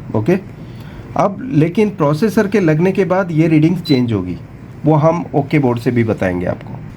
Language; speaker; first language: Hindi; non-native, local second language; Gujarati